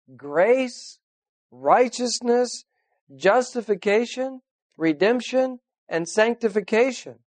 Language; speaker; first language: English; native; English